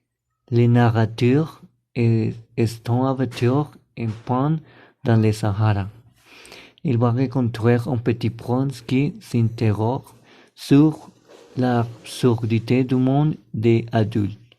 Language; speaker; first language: French; non-native, learner; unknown